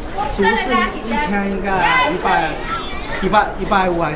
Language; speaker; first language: Chinese; non-native, learner; Bangla